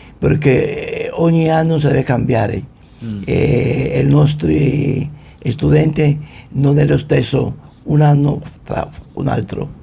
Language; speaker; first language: Italian; non-native, fluent; Spanish